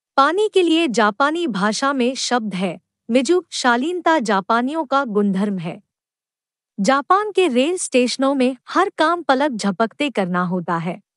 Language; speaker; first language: Hindi; non-native, local second language; Kannada